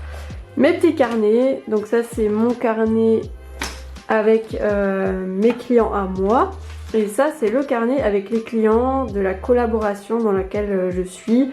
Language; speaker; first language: French; native; French